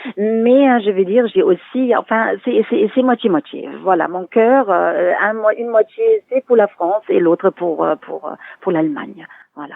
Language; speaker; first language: French; non-native, fluent; German